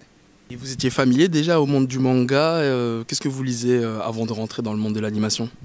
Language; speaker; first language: French; native; French